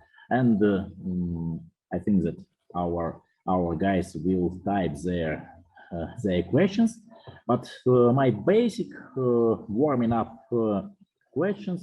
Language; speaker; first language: English; non-native, fluent; Russian